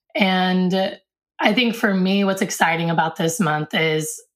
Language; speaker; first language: English; native; English